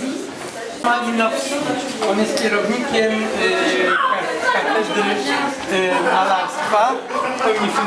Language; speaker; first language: Polish; native; Polish